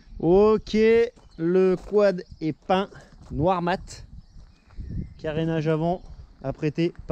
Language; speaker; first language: French; native; French